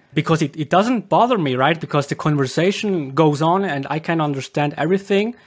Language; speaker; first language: English; non-native, fluent; German